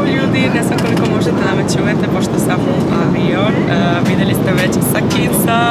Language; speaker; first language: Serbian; early bilingual, heritage; Serbian